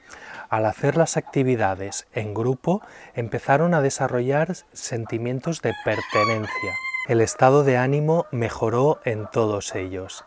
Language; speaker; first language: Spanish; native; Spanish